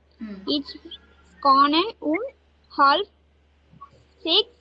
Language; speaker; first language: German; non-native, learner; Tamil